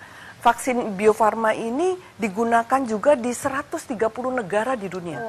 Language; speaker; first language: Indonesian; native; Indonesian